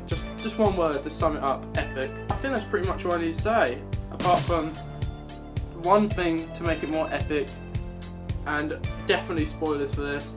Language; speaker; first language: English; native; English